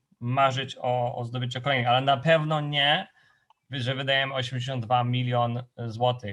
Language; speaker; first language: Polish; non-native, fluent; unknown